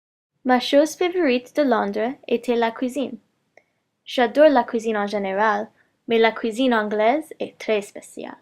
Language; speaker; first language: French; non-native, learner; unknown